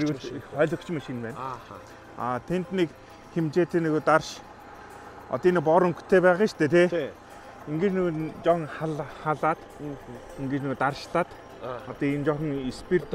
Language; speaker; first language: Mongolian; non-native, fluent; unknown